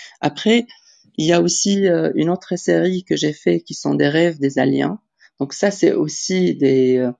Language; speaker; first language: French; non-native, local second language; Arabic